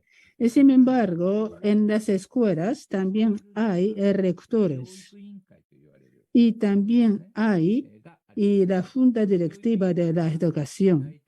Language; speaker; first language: Spanish; non-native, learner; Japanese